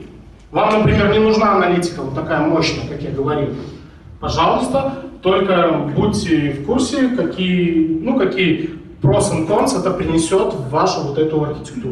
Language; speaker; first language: Russian; native; Russian